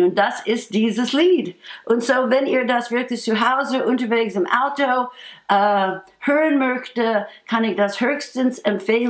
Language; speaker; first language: German; non-native, fluent; English